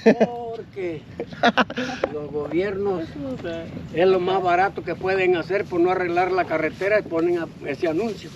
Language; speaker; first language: Spanish; native; Spanish